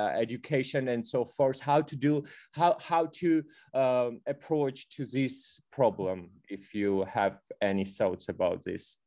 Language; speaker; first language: English; non-native, fluent; Georgian